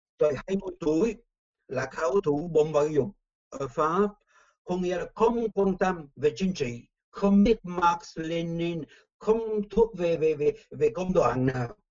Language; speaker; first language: Vietnamese; non-native, fluent; French